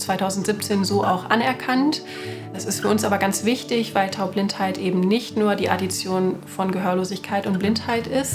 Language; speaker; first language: German; native; German